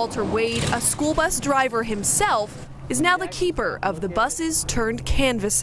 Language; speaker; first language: English; native; English